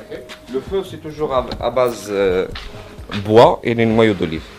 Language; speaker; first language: French; non-native, local second language; Arabic